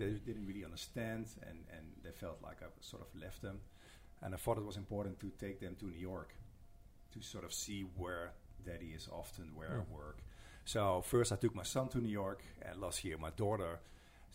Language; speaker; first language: English; non-native, fluent; Dutch